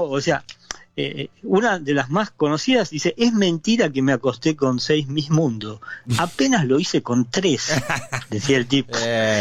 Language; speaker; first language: Spanish; native; Spanish